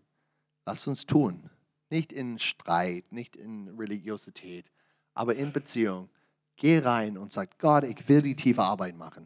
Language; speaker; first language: German; non-native, learner; English